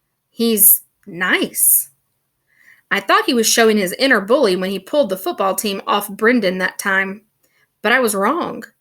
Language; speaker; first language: English; native; English